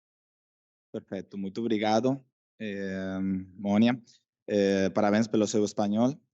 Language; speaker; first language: Portuguese; non-native, fluent; Spanish